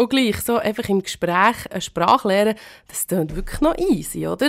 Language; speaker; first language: German; native; German